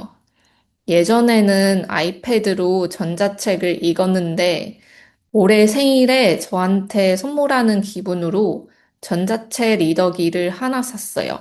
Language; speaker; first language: Korean; non-native, fluent; Chinese